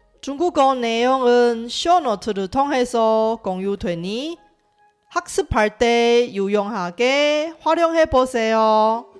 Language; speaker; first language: Korean; non-native, fluent; Chinese